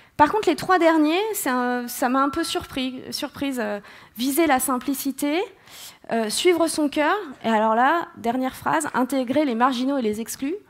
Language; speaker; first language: French; native; French